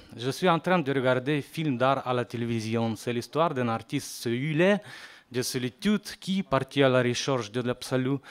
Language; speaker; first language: French; non-native, fluent; Russian